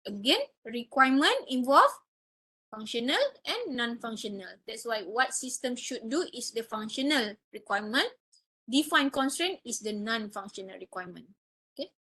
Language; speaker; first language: English; non-native, local second language; Malay